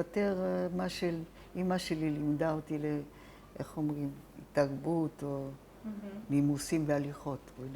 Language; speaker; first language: Hebrew; non-native, fluent; Italian